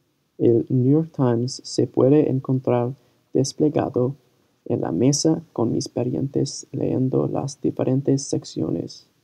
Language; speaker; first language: Spanish; early bilingual, heritage; Spanish